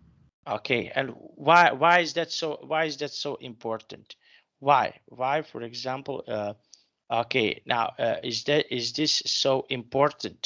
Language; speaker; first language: English; non-native, fluent; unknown